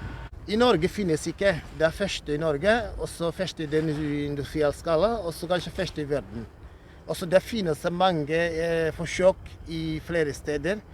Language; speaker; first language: Norwegian; non-native, fluent; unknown